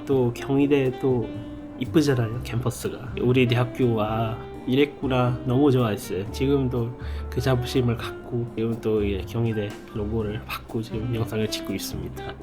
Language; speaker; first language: Korean; non-native, fluent; Malay